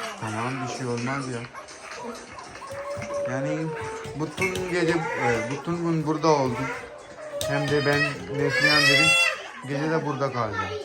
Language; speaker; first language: Turkish; non-native, learner; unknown